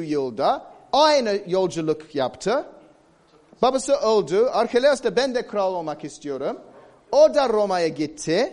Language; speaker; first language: Turkish; non-native, fluent; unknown